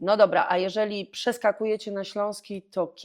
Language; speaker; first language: Polish; native; Polish